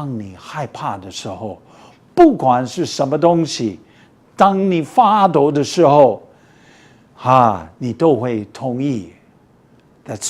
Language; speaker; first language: Chinese; non-native, fluent; English